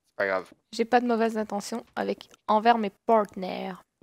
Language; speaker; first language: French; native; French